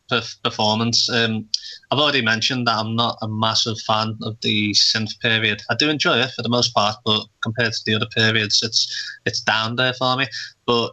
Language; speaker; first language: English; native; English